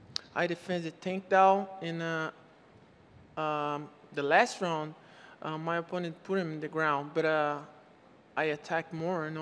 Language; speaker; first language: English; non-native, learner; Portuguese